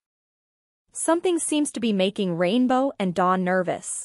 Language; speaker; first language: English; native; English